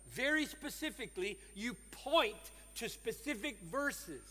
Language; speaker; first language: English; native; English